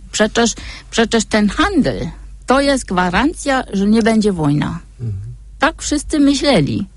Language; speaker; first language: Polish; non-native, fluent; German